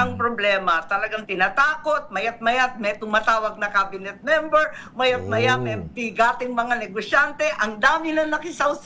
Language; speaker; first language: Filipino; native; Filipino